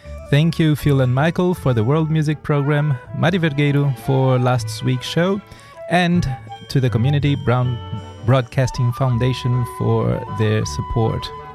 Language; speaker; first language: English; non-native, fluent; Portuguese